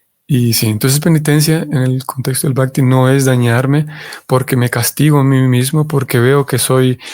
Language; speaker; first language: Spanish; native; Spanish